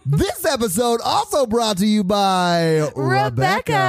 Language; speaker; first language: English; native; English